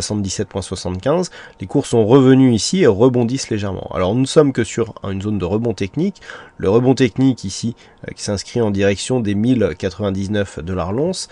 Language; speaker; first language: French; native; French